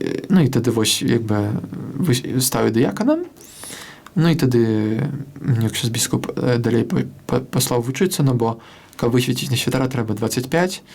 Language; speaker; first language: Belarusian; non-native, local second language; Russian